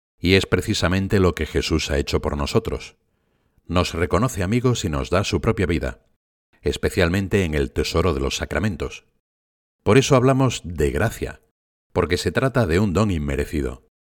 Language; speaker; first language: Spanish; native; Spanish